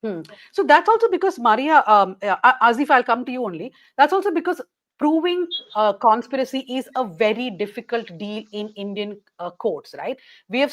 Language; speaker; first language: English; non-native, local second language; Malayalam